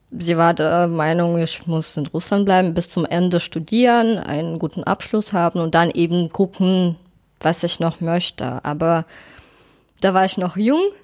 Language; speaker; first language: German; non-native, fluent; Russian